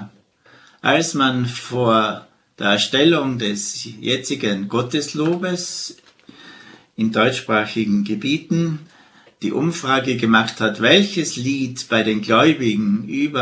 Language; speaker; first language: German; native; German